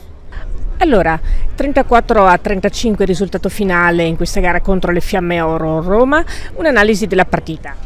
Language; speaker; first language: Italian; native; Italian